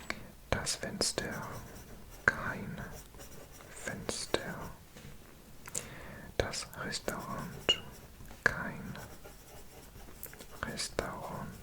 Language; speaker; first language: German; non-native, learner; Welsh